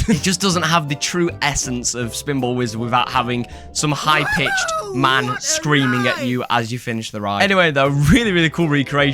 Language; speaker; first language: English; native; English